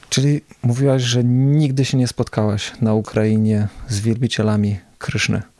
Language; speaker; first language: Polish; native; Polish